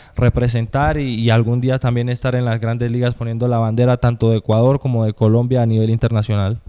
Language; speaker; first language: Spanish; native; Spanish